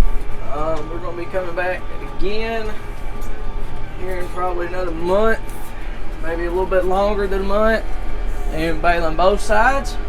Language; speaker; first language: English; native; English